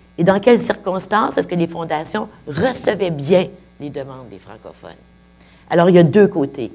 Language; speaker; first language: French; native; French